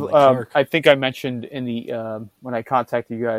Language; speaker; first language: English; native; English